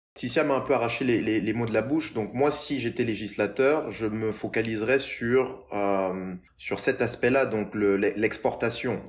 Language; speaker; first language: French; non-native, local second language; Lingala